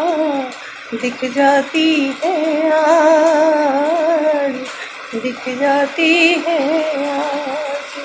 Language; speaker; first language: Hindi; native; Hindi